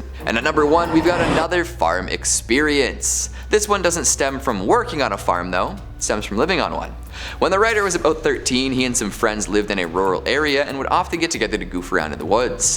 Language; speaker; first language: English; native; English